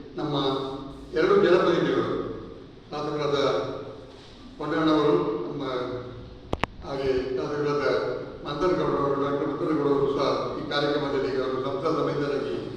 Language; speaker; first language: Kannada; non-native, local second language; Kodava